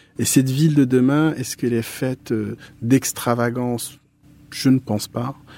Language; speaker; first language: French; non-native, local second language; Arabic